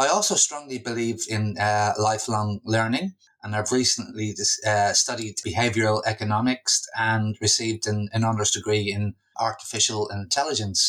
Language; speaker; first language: English; native; English